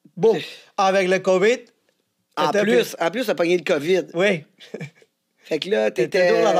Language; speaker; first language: French; non-native, fluent; Spanish